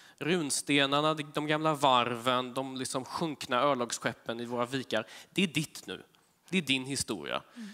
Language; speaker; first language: Swedish; early bilingual, other home language; Polish